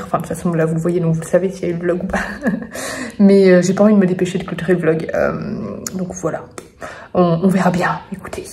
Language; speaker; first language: French; native; French